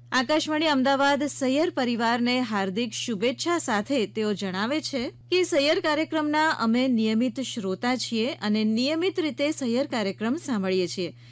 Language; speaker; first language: Gujarati; native; Gujarati